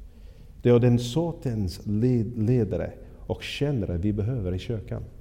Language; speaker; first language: Swedish; non-native, fluent; English